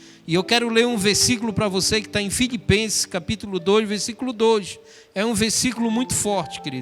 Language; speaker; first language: Portuguese; native; Portuguese